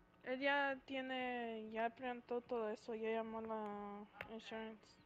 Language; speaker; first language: Spanish; early bilingual, heritage; Spanish